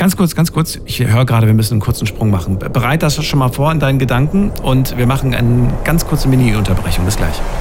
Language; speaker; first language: German; native; German